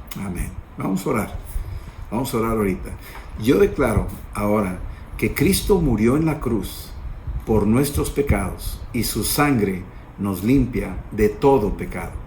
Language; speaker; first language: Spanish; native; Spanish